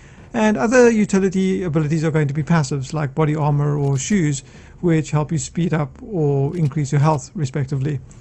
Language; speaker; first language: English; native; English